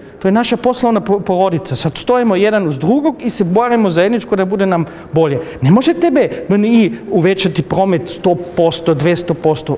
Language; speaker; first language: Serbian; non-native, fluent; German